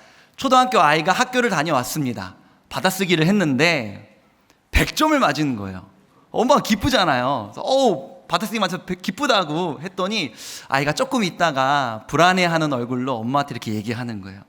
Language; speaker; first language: Korean; native; Korean